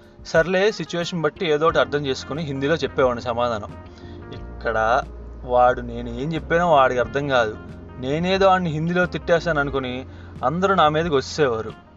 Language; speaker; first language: Telugu; non-native, local second language; Hindi